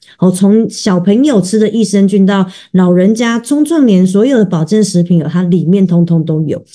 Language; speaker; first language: Chinese; native; Chinese